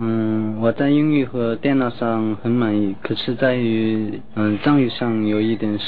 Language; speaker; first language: Chinese; non-native, local second language; Tibetan